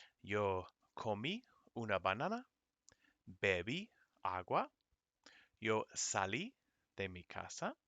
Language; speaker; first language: Spanish; non-native, fluent; English